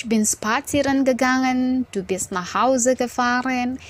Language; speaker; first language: German; non-native, fluent; Indonesian